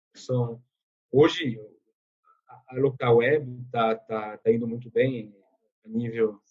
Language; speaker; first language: Portuguese; non-native, fluent; French